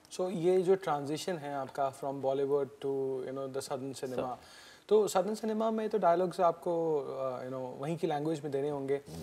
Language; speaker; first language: Hindi; native; Hindi